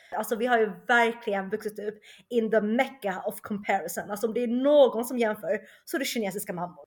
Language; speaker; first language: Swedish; early bilingual, other home language; Chinese